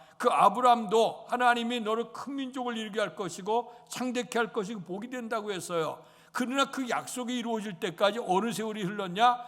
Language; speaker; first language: Korean; native; Korean